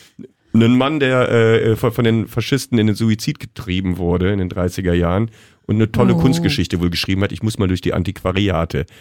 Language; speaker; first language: German; native; German